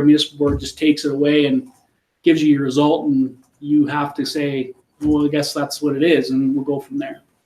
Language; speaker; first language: English; native; English